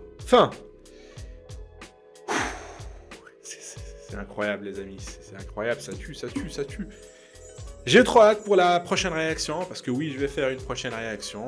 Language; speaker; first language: French; native; French